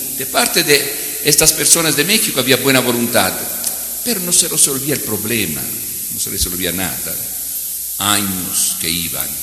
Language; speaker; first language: Spanish; non-native, fluent; Italian